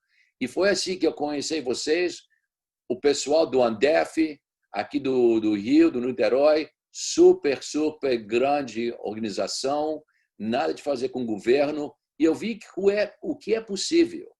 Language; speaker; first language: Portuguese; early bilingual, heritage; Portuguese